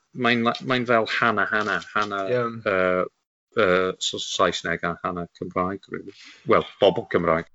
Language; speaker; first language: Welsh; non-native, local second language; English